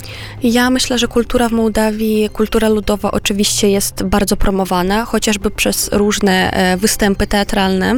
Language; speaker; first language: Polish; non-native, fluent; Romanian